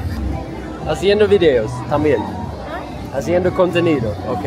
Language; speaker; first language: Spanish; non-native, fluent; Swedish